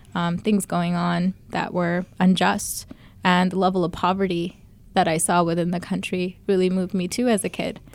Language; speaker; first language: English; early bilingual, other home language; Bangla